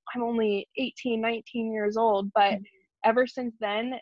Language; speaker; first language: English; native; English